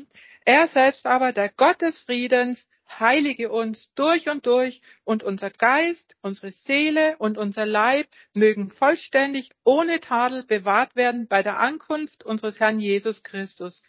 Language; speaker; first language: German; non-native, learner; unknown